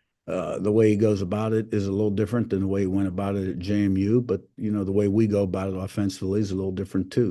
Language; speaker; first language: English; native; English